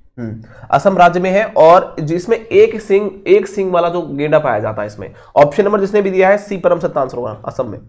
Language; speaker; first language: Hindi; native; Hindi